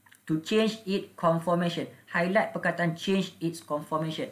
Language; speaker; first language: English; non-native, local second language; Malay